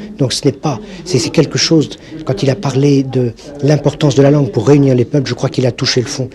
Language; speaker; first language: French; native; French